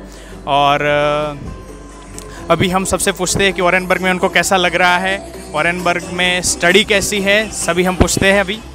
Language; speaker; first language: Hindi; non-native, local second language; Gujarati